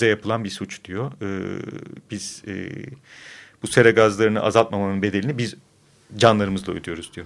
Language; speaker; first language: Turkish; native; Turkish